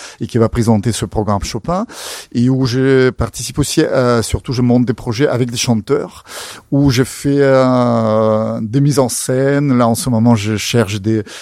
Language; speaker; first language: French; non-native, fluent; Russian